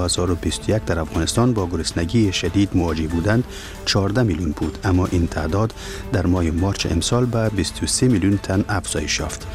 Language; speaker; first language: Persian; native; Persian